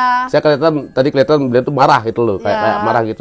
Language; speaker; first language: Indonesian; native; Indonesian